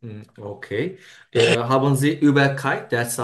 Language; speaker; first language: German; non-native, learner; Turkish